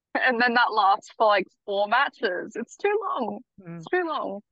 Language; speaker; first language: English; native; English